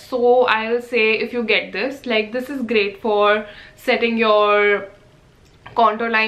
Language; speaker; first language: English; non-native, local second language; Hindi